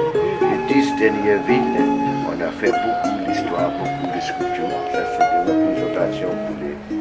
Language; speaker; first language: French; non-native, learner; Burmese